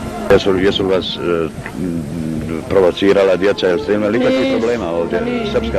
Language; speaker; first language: Bosnian; native; Bosnian